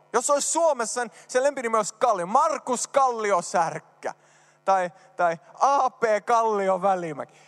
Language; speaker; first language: Finnish; early bilingual, heritage; Finnish